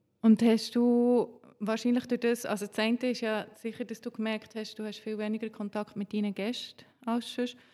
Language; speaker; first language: German; native; German